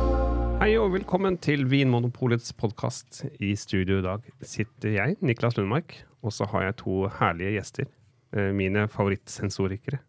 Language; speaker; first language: Norwegian; native; Norwegian